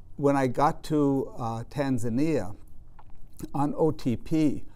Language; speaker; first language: English; native; English